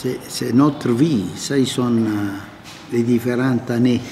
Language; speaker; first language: French; non-native, fluent; Italian